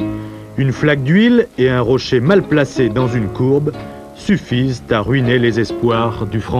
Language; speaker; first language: French; native; French